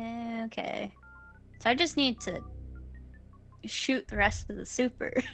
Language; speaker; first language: English; native; English